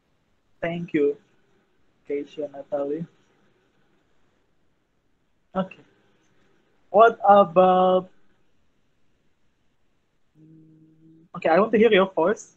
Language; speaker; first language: English; non-native, fluent; Indonesian